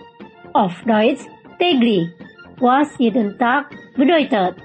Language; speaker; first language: German; non-native, fluent; Indonesian